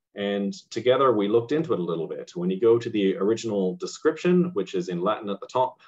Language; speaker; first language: English; native; English